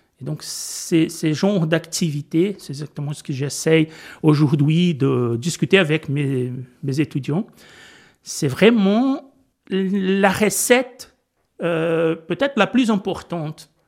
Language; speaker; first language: French; non-native, fluent; Portuguese